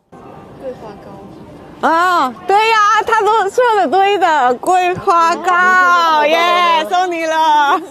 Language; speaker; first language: Chinese; non-native, learner; Spanish